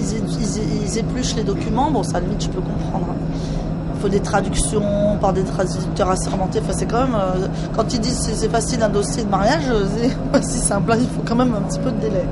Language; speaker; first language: French; native; French